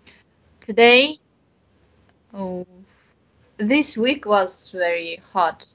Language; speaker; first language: English; non-native, learner; Bashkir